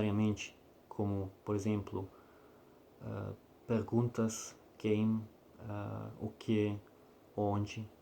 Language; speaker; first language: Portuguese; non-native, learner; Russian